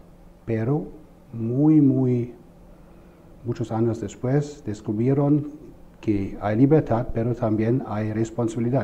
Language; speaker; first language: Spanish; non-native, fluent; German